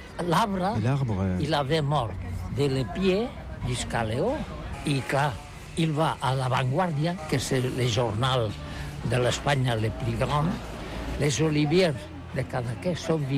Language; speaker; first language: French; non-native, learner; Catalan